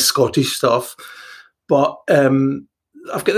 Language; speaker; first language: English; native; English